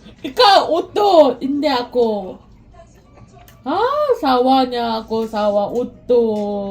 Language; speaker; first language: Filipino; non-native, learner; Korean